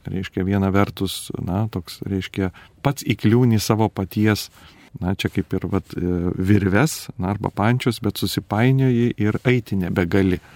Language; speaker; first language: Lithuanian; native; Lithuanian